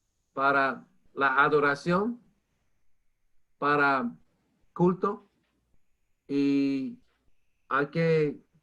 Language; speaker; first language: Spanish; non-native, fluent; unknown